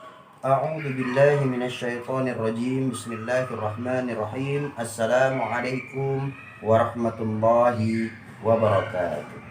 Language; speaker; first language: Arabic; non-native, learner; Indonesian